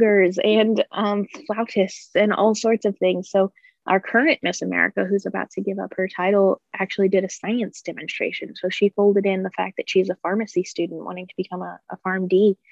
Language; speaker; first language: English; native; English